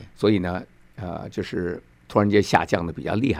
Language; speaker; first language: Chinese; native; Chinese